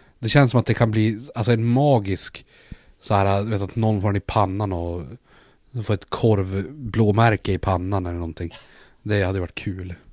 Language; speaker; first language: Swedish; native; Swedish